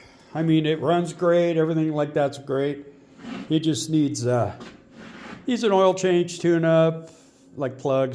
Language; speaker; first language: English; native; English